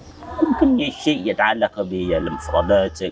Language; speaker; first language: Arabic; non-native, fluent; Indonesian